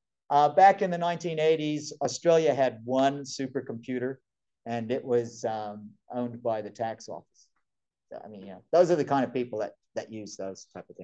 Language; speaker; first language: English; native; English